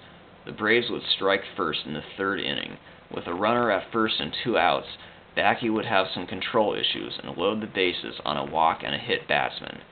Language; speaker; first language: English; native; English